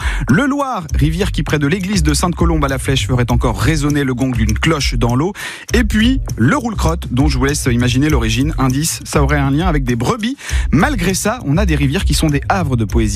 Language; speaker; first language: French; native; French